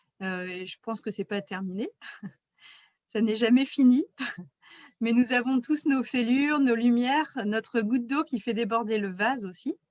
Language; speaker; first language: French; native; French